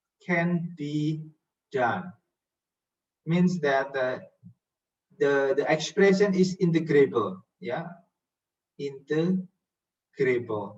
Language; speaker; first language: English; non-native, fluent; Indonesian